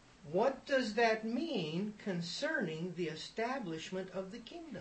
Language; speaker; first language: English; native; English